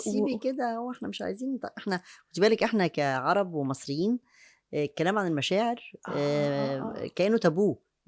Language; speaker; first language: Arabic; native; Arabic